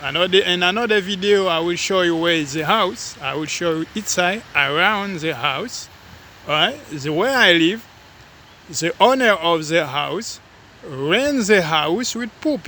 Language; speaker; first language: English; non-native, learner; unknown